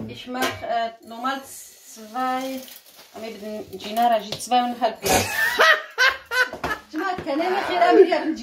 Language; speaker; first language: German; non-native, learner; Kurdish